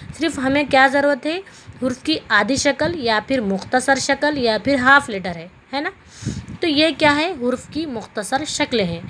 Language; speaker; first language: Urdu; native; Urdu